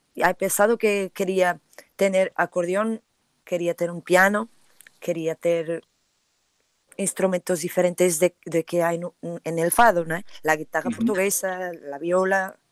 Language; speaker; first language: Spanish; non-native, learner; Portuguese